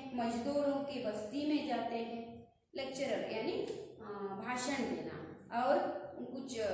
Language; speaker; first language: Hindi; non-native, local second language; Kannada